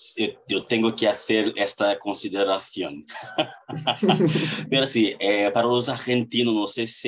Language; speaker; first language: Spanish; non-native, fluent; Portuguese